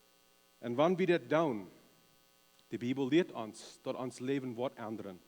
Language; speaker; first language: German; non-native, learner; Plautdietsch